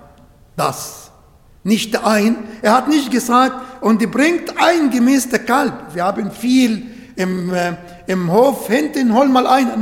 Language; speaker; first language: German; non-native, fluent; Arabic